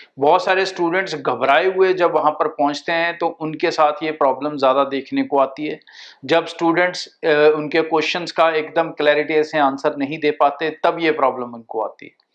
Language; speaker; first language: Hindi; non-native, local second language; Punjabi